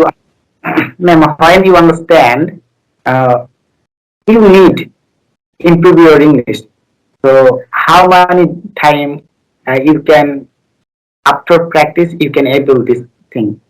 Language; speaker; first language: English; non-native, learner; Bangla